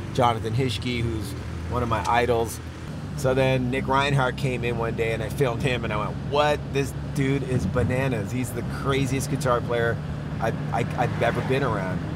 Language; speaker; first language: English; native; English